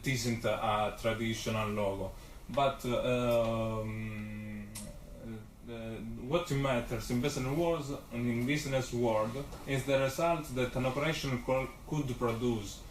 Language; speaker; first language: English; non-native, learner; Italian